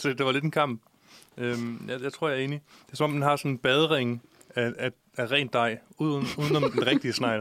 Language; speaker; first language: Danish; native; Danish